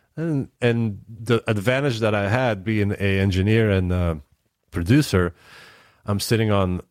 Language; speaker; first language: English; non-native, fluent; Dutch